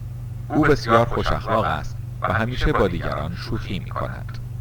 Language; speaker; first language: Persian; non-native, fluent; Urdu